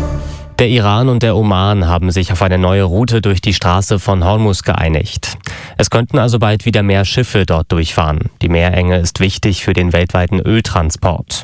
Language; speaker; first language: German; native; German